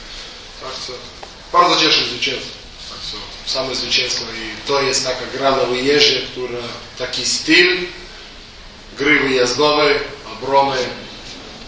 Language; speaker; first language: Polish; non-native, learner; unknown